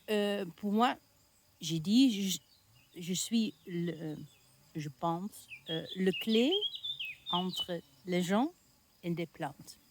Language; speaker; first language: French; non-native, learner; Dutch